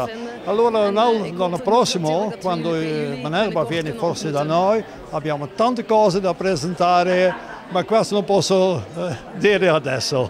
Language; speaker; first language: Italian; non-native, learner; Dutch